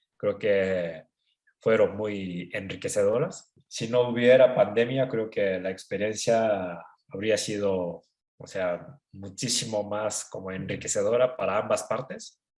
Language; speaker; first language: Spanish; non-native, fluent; Japanese